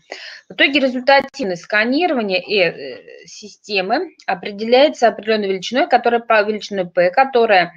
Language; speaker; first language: Russian; native; Russian